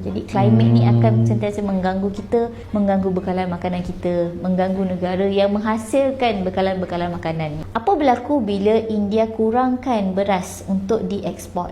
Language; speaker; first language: Malay; native; Malay